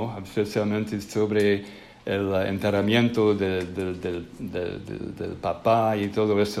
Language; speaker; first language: Spanish; non-native, fluent; English